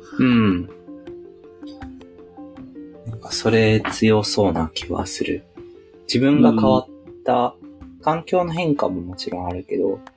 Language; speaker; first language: Japanese; native; Japanese